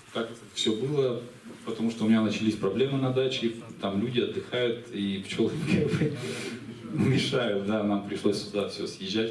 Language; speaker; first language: Russian; native; Russian